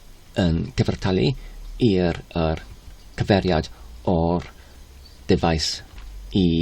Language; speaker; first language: Welsh; non-native, learner; Polish